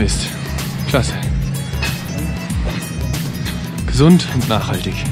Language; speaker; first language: German; native; German